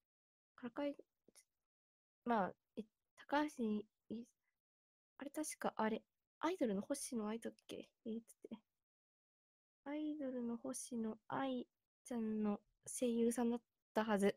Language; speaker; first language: Japanese; native; Japanese